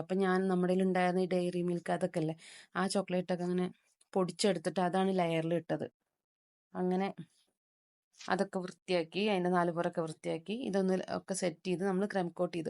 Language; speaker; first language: Malayalam; native; Malayalam